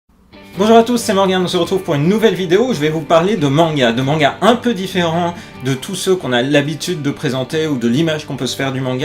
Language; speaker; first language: French; native; French